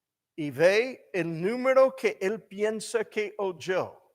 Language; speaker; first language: Spanish; non-native, fluent; English